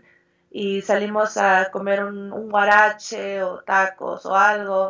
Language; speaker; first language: Spanish; early bilingual, heritage; Spanish